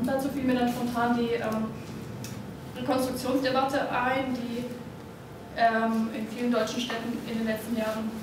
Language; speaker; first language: German; native; German